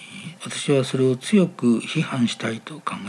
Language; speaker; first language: Japanese; native; Japanese